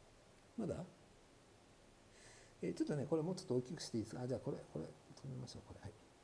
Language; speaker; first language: Japanese; native; Japanese